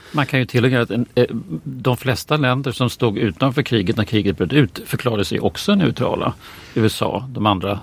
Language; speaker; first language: Swedish; native; Swedish